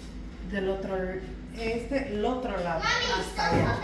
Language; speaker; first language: Spanish; native; Spanish